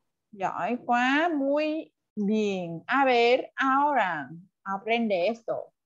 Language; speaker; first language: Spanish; non-native, fluent; Vietnamese